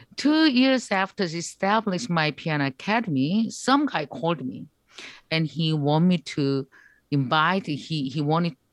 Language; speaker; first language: English; non-native, learner; Korean